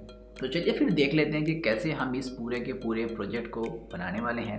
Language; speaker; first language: Hindi; native; Hindi